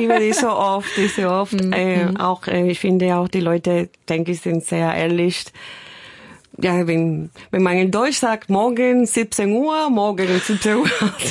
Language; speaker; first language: German; non-native, fluent; Spanish